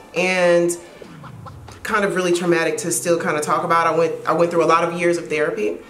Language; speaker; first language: English; native; English